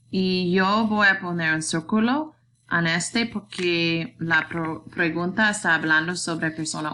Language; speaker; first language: Spanish; non-native, learner; English